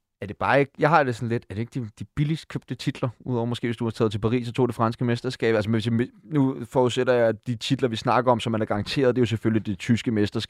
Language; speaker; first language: Danish; native; Danish